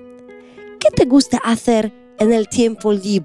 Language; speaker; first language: Spanish; non-native, fluent; Polish